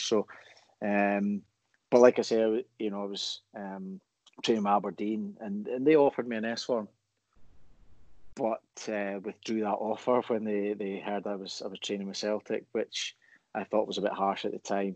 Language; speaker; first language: English; native; English